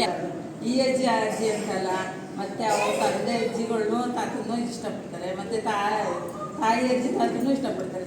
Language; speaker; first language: Kannada; native; Kannada